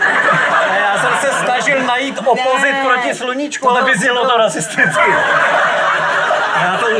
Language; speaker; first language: Czech; native; Czech